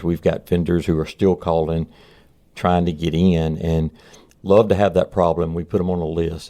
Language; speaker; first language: English; native; English